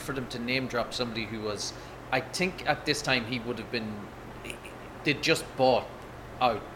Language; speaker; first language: English; native; English